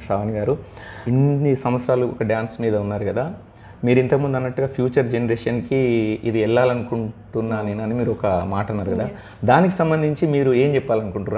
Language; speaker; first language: Telugu; native; Telugu